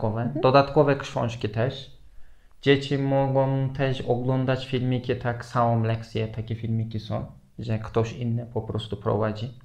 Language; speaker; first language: Polish; non-native, fluent; Turkish